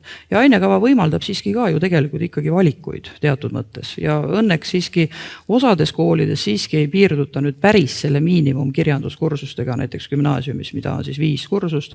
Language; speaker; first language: Estonian; native; Estonian